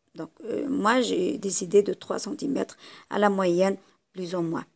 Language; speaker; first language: French; non-native, local second language; Arabic